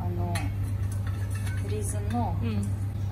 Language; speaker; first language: Japanese; non-native, learner; Ukrainian